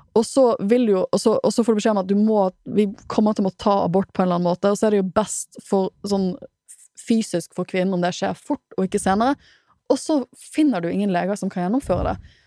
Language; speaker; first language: Norwegian; native; Norwegian